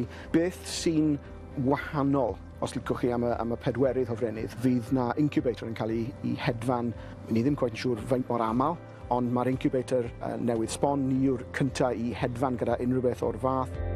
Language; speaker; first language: Welsh; native; Welsh